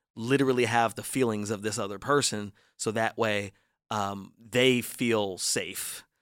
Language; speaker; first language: English; native; English